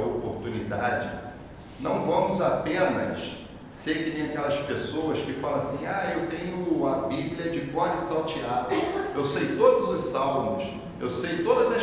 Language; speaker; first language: Portuguese; native; Portuguese